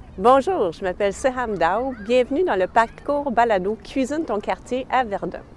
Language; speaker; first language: French; native; French